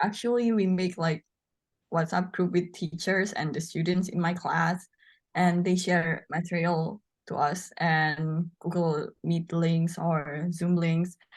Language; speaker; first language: English; non-native, learner; Indonesian